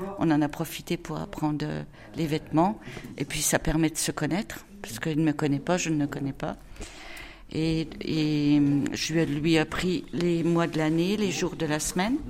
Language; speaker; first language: French; native; French